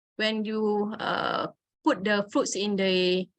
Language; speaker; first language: English; non-native, local second language; Malay